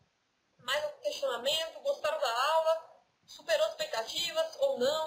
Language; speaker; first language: Portuguese; native; Portuguese